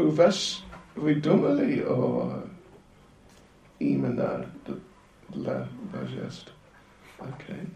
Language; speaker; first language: Russian; non-native, learner; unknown